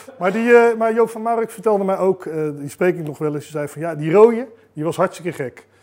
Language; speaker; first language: Dutch; native; Dutch